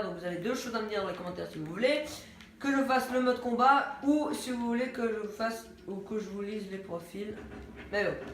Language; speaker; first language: French; native; French